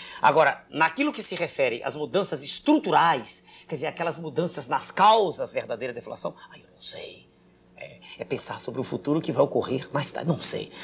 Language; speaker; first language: Portuguese; native; Portuguese